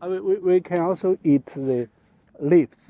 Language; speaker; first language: English; non-native, learner; Chinese